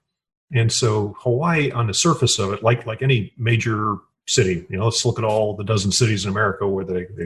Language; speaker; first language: English; native; English